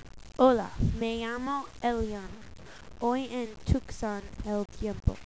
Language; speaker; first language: Spanish; non-native, learner; English